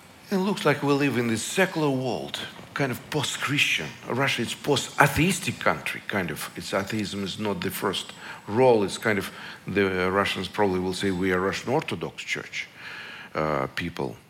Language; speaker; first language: English; non-native, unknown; Russian